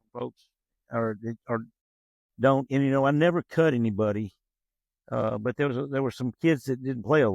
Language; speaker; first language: English; native; English